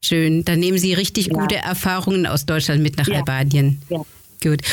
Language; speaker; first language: German; native; German